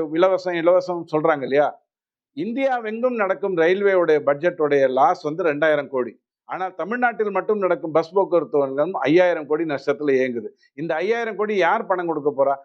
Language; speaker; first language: Tamil; native; Tamil